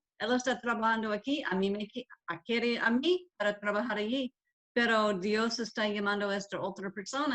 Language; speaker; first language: Spanish; non-native, learner; English